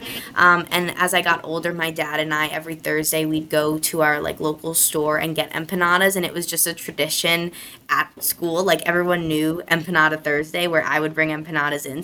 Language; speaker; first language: English; native; English